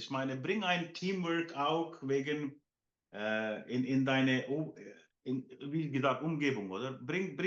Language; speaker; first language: German; non-native, fluent; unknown